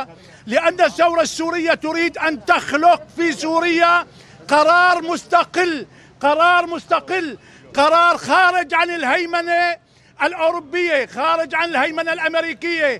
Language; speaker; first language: Arabic; native; Arabic